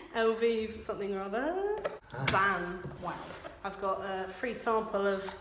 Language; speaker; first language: English; native; English